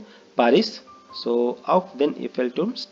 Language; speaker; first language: German; non-native, learner; Hindi